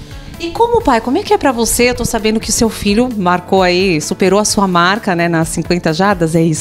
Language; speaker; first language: Portuguese; native; Portuguese